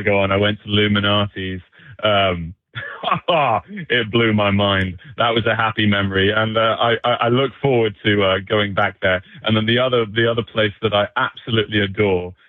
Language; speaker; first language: English; native; English